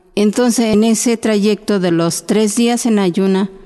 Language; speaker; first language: Spanish; non-native, local second language; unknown